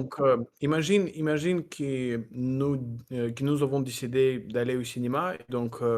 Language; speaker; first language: French; non-native, learner; Russian